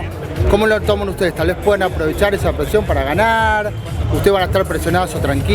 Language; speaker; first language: Spanish; native; Spanish